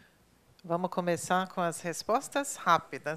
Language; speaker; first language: Portuguese; non-native, fluent; English